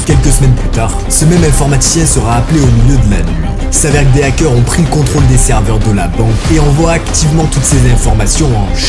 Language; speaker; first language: French; native; French